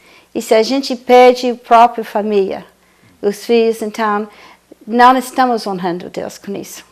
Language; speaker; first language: Portuguese; non-native, fluent; English